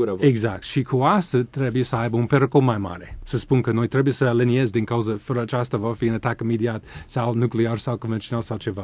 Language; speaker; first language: Romanian; non-native, fluent; English